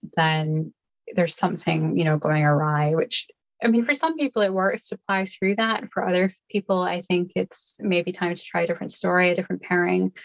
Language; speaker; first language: English; native; English